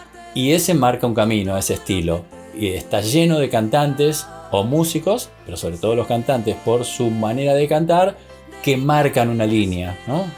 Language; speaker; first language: Spanish; native; Spanish